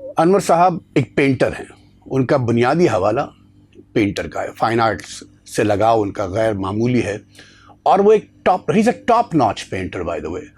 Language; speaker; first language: Urdu; native; Urdu